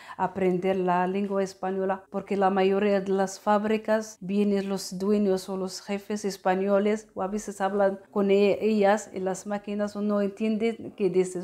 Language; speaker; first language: Spanish; non-native, learner; Arabic